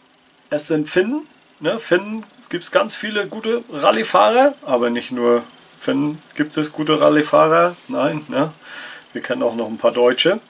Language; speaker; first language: German; native; German